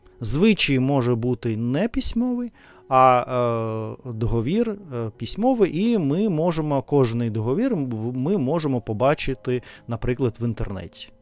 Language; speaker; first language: Ukrainian; non-native, learner; Russian